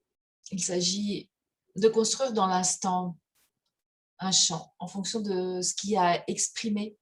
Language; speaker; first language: French; native; French